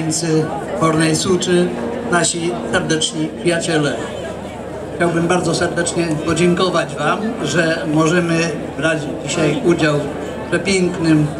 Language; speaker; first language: Polish; native; Polish